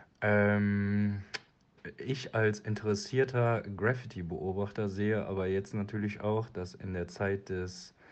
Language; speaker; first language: German; native; German